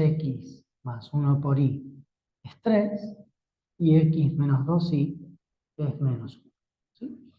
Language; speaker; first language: Spanish; native; Spanish